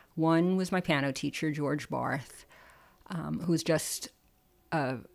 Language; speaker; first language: English; native; English